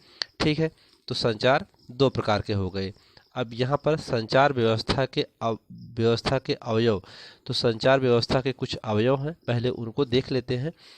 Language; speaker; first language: Hindi; native; Hindi